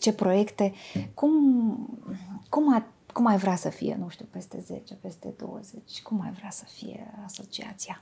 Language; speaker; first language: Romanian; native; Romanian